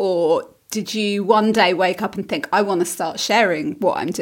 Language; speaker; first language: English; native; English